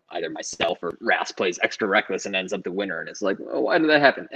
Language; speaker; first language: English; native; English